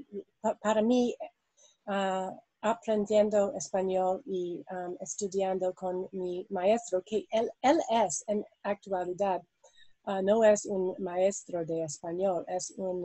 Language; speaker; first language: Spanish; non-native, learner; English